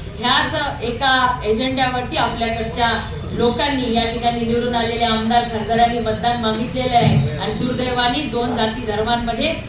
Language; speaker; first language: Marathi; native; Marathi